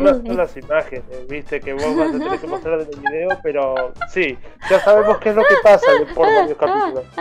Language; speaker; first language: Spanish; native; Spanish